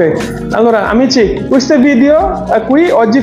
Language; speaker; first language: Italian; non-native, learner; Bangla